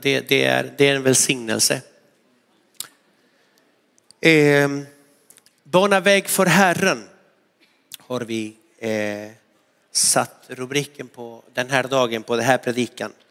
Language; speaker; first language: Swedish; non-native, fluent; Spanish